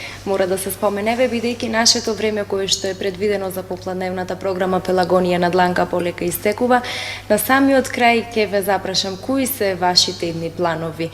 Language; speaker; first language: Macedonian; native; Macedonian